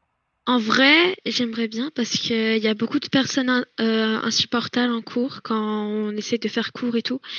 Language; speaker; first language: French; native; French